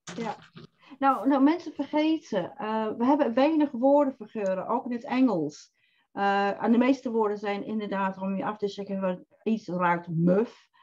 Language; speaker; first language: Dutch; non-native, fluent; English